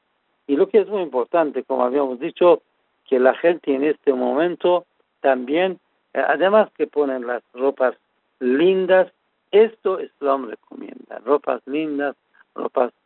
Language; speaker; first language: Spanish; non-native, fluent; Persian